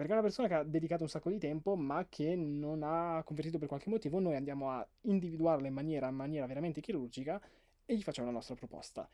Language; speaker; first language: Italian; native; Italian